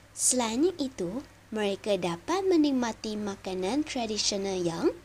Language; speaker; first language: Indonesian; non-native, local second language; Chinese